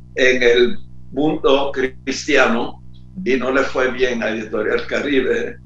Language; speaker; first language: Spanish; native; Spanish